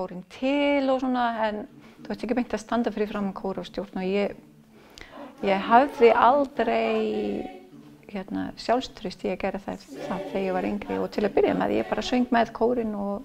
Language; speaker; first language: Icelandic; non-native, fluent; English